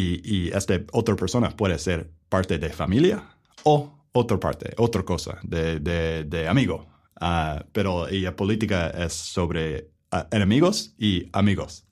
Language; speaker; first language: Spanish; non-native, learner; English